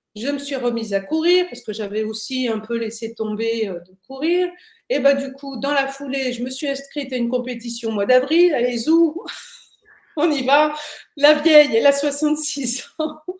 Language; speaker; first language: French; native; French